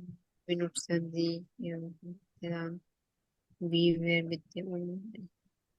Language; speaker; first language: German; non-native, learner; Urdu